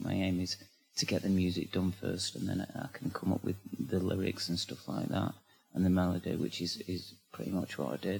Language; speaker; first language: English; native; English